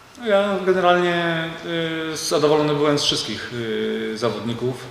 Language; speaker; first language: Polish; native; Polish